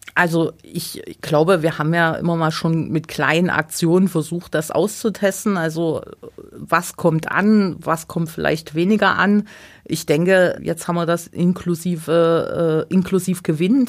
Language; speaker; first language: German; native; German